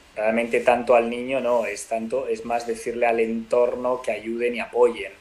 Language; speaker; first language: Spanish; native; Spanish